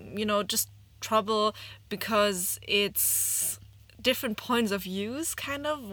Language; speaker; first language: English; non-native, fluent; German